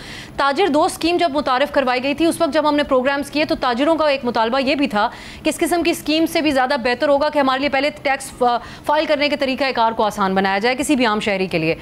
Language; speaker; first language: Urdu; native; Urdu